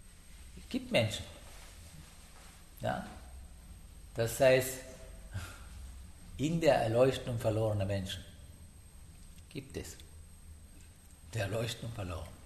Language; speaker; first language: German; non-native, learner; Sinhala